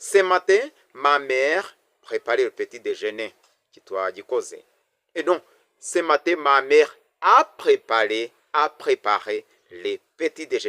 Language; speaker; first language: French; non-native, local second language; Kinyarwanda